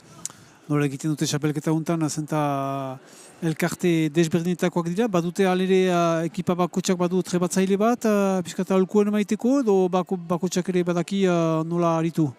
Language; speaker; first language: Basque; native; Basque